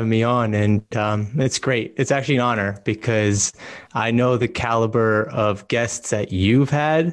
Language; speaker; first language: English; native; English